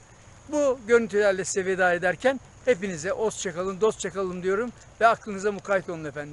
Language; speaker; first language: Turkish; native; Turkish